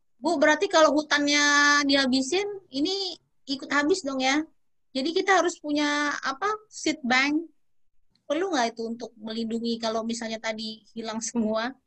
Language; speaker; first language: Indonesian; native; Indonesian